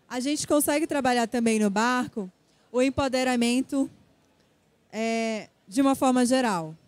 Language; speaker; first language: Portuguese; native; Portuguese